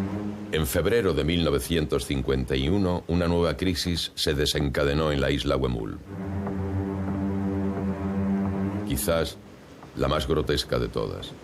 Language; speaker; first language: Spanish; native; Spanish